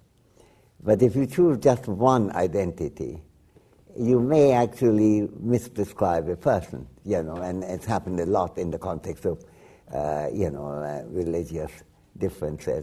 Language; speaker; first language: English; non-native, local second language; Bangla